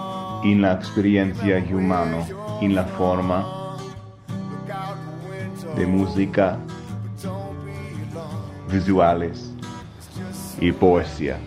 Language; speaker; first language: Spanish; non-native, learner; English